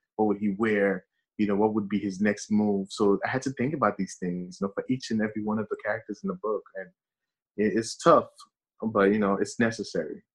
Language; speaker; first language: English; early bilingual, other home language; Haitian Creole